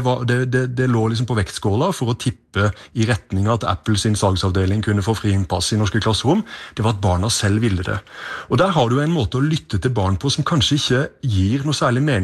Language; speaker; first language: Norwegian; native; Norwegian